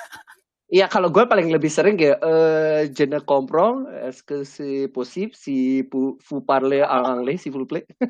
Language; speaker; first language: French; non-native, learner; Indonesian